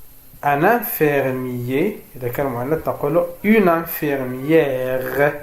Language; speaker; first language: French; non-native, fluent; Arabic